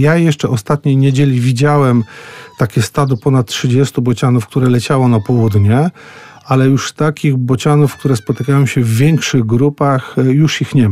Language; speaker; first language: Polish; native; Polish